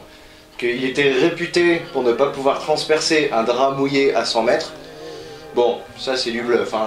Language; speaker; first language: French; native; French